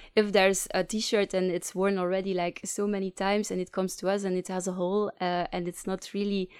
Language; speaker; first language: English; non-native, fluent; Dutch